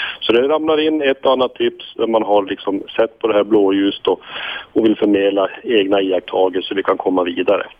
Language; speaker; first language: Swedish; native; Swedish